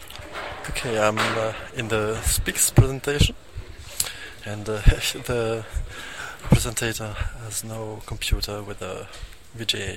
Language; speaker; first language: English; non-native, learner; French